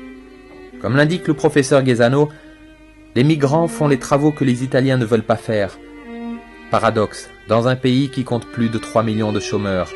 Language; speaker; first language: French; native; French